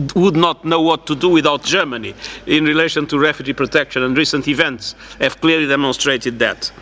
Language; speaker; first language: English; non-native, fluent; Portuguese